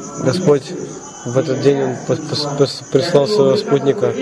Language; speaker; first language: Russian; non-native, fluent; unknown